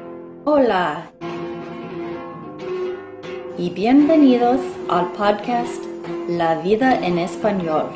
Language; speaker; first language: Spanish; non-native, fluent; English